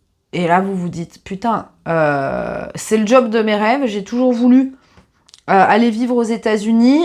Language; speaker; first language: French; native; French